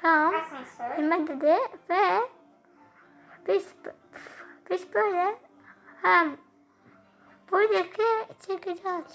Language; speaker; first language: Turkish; early bilingual, heritage; Turkish